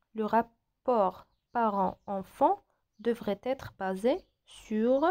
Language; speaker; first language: French; non-native, local second language; Arabic